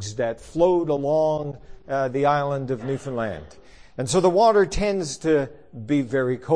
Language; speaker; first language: English; native; English